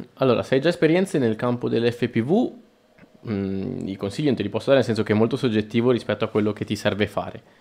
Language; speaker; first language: Italian; early bilingual, other home language; Spanish